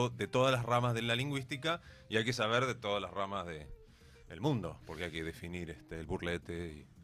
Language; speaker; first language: Spanish; native; Spanish